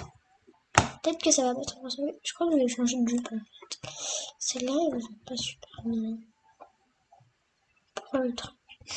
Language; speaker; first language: French; native; French